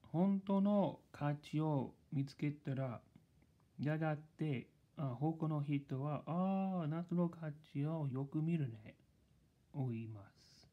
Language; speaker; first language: Japanese; non-native, learner; English